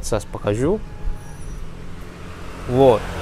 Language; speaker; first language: Russian; non-native, learner; Javanese